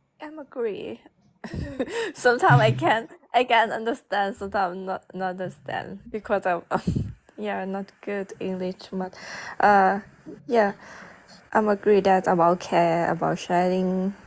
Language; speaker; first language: English; non-native, learner; Thai